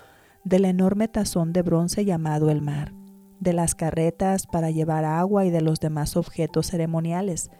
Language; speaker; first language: Spanish; native; Spanish